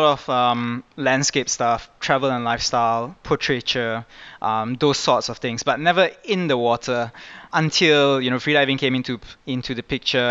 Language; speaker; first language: English; native; English